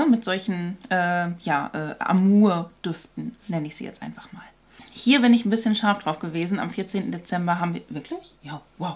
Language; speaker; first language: German; native; German